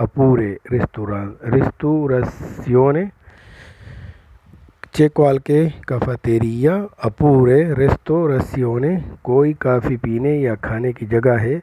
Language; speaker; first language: Italian; non-native, learner; Urdu